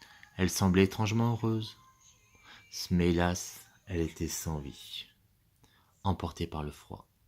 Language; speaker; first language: French; native; French